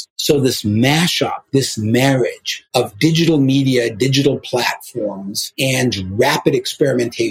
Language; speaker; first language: English; native; English